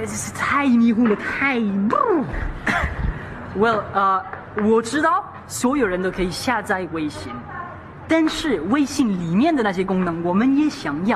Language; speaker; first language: Chinese; non-native, fluent; French